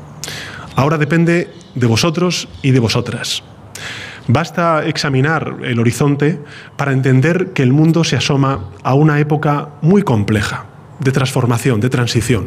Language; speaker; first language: Spanish; native; Spanish